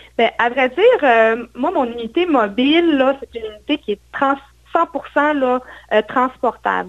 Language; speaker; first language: French; native; French